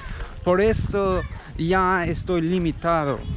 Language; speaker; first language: Spanish; non-native, learner; English